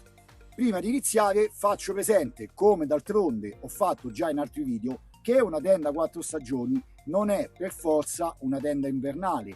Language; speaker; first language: Italian; native; Italian